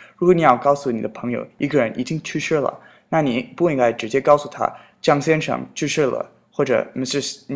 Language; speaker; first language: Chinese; non-native, fluent; English